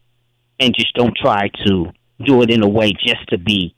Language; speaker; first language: English; native; English